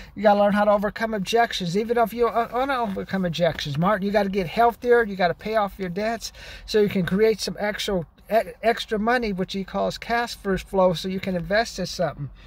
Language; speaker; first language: English; native; English